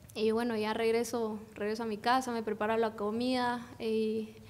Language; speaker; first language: Spanish; native; Spanish